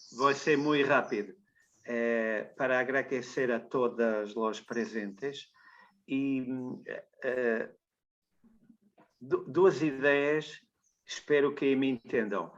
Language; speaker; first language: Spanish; non-native, learner; Portuguese